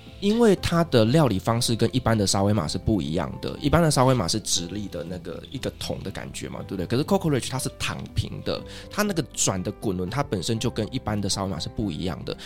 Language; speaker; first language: Chinese; native; Chinese